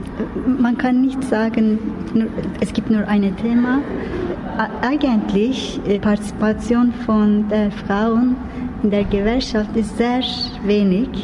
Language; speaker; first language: German; non-native, learner; Turkish